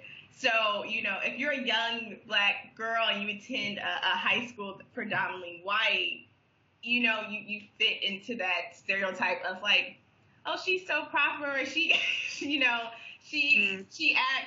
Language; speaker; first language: English; native; English